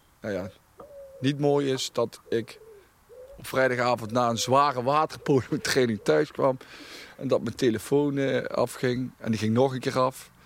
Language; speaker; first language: Dutch; native; Dutch